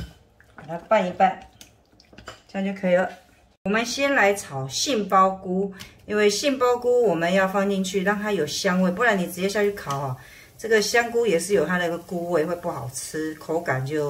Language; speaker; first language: Chinese; native; Chinese